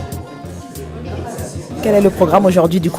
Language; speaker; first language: French; native; French